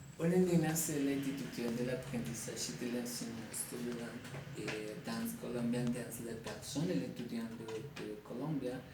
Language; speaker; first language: French; non-native, learner; Spanish